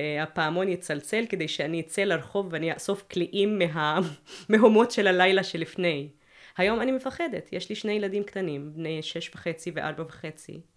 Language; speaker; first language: Hebrew; non-native, local second language; Arabic